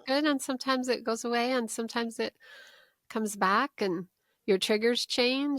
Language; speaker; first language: English; native; English